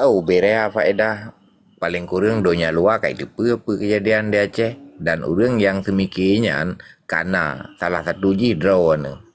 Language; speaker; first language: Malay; non-native, local second language; Achinese